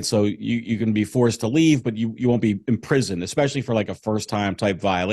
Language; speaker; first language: English; native; English